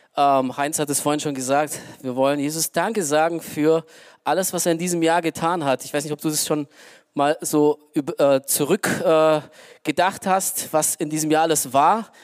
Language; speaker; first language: German; early bilingual, other home language; Romanian